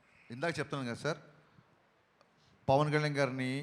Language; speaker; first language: Telugu; native; Telugu